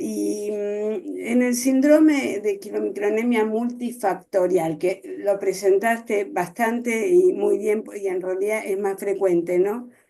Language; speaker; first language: Spanish; native; Spanish